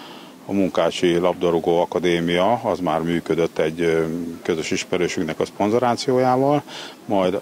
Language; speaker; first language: Hungarian; native; Hungarian